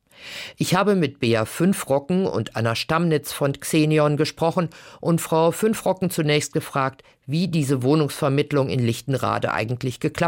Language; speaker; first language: German; native; German